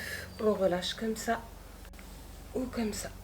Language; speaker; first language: French; native; French